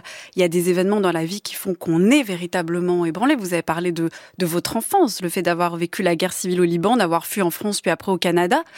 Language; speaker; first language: French; native; French